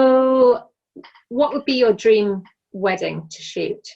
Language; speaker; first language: English; native; English